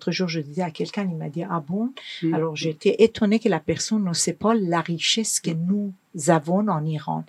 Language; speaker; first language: French; non-native, fluent; Persian